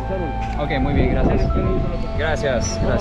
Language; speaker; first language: Spanish; non-native, fluent; English